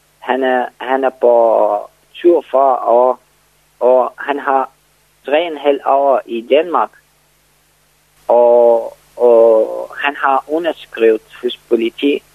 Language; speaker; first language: Danish; non-native, learner; Arabic